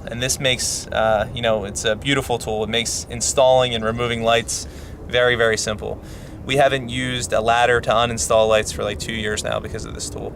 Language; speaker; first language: English; native; English